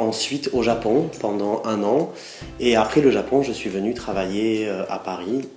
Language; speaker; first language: French; native; French